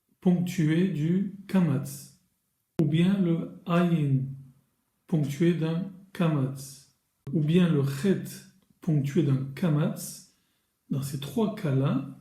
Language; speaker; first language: French; native; French